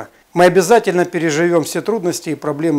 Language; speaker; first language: Russian; native; Russian